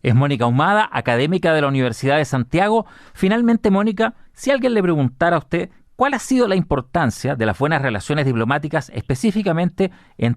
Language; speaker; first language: Spanish; native; Spanish